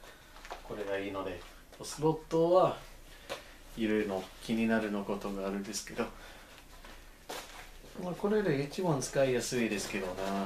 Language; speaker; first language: Japanese; non-native, fluent; English